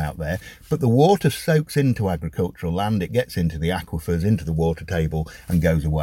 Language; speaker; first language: English; native; English